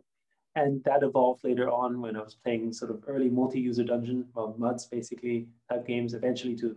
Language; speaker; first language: English; non-native, fluent; German